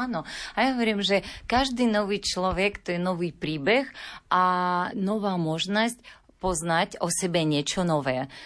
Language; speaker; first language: Slovak; non-native, learner; Ukrainian